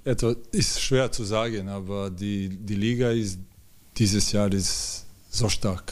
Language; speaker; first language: German; non-native, learner; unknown